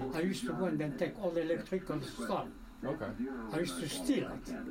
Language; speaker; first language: English; non-native, learner; Armenian